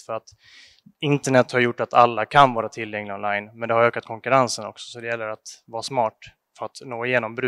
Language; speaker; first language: Swedish; native; Swedish